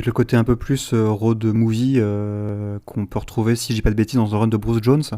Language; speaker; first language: French; native; French